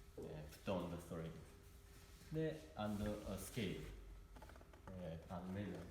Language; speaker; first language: English; non-native, learner; Japanese